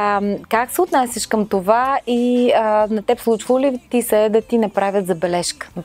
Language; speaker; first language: Bulgarian; native; Bulgarian